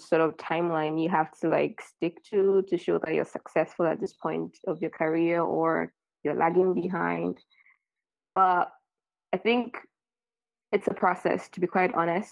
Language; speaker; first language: English; non-native, local second language; Yoruba